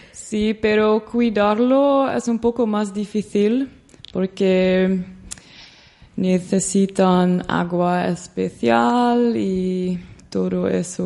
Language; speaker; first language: Spanish; non-native, learner; Dutch